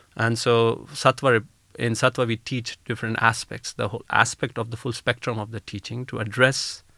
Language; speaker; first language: English; non-native, local second language; Hindi